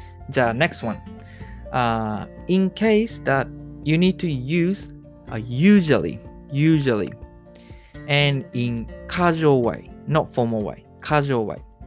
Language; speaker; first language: English; non-native, fluent; Japanese